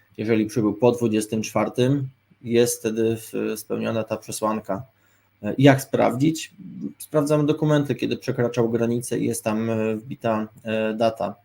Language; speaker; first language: Polish; native; Polish